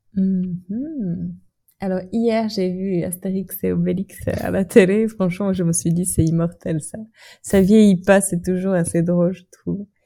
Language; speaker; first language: French; non-native, fluent; Czech